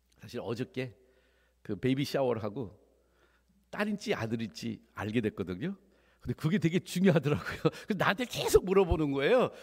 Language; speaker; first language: Korean; early bilingual, heritage; Korean